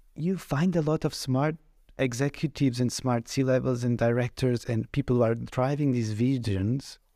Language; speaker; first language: English; non-native, fluent; Portuguese